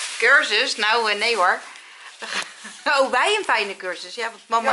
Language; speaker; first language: Dutch; native; Dutch